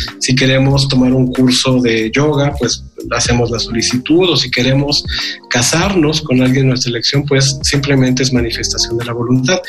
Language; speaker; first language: Spanish; native; Spanish